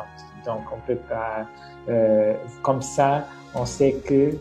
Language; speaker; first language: French; non-native, fluent; Portuguese